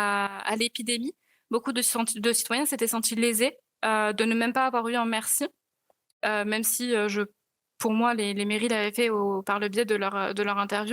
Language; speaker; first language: French; native; French